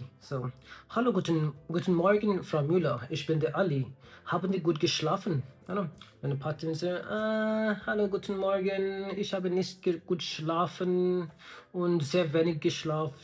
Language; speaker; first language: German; non-native, learner; Hindi